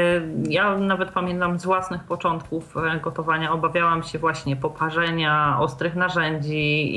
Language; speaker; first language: Polish; native; Polish